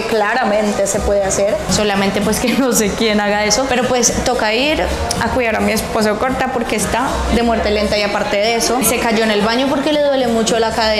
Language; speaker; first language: Spanish; native; Spanish